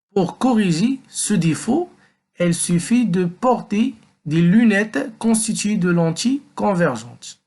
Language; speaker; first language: French; non-native, local second language; Arabic